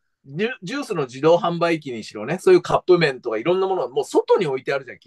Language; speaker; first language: Japanese; native; Japanese